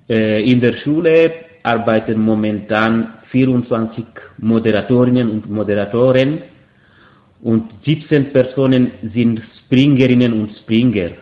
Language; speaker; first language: German; non-native, fluent; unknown